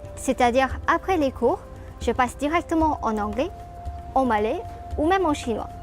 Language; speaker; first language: French; non-native, fluent; Chinese